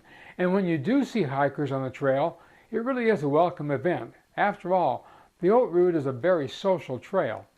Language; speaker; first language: English; native; English